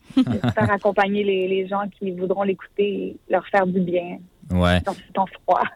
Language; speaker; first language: French; native; French